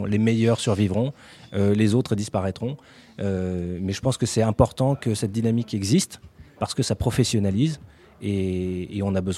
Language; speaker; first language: French; native; French